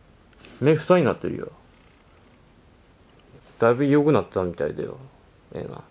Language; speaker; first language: Japanese; native; Japanese